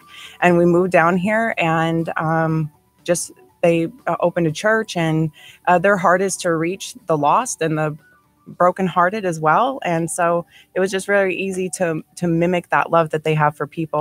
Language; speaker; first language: English; native; English